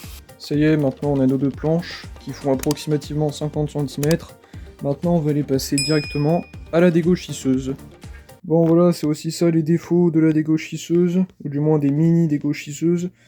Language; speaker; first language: French; native; French